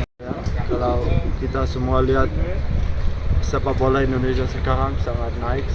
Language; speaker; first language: Indonesian; non-native, fluent; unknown